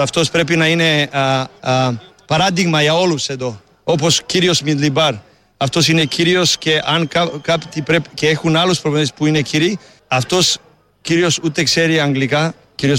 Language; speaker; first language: Greek; non-native, learner; Serbian